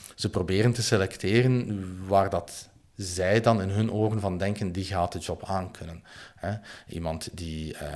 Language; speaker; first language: Dutch; native; Dutch